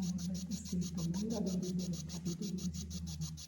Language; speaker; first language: Italian; native; Italian